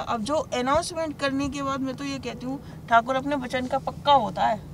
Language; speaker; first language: Hindi; native; Hindi